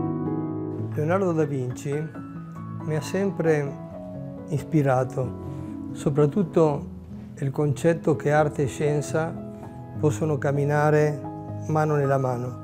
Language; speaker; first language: Italian; non-native, local second language; Spanish